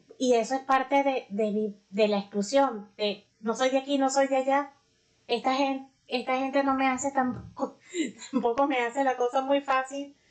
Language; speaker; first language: Spanish; native; Spanish